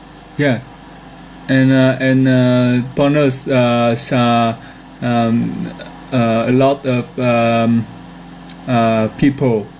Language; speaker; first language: English; non-native, learner; Vietnamese